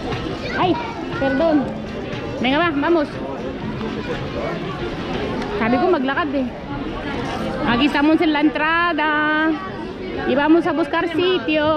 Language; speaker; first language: Spanish; non-native, learner; Filipino